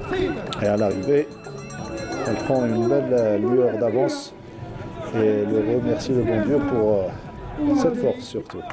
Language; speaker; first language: French; non-native, local second language; Arabic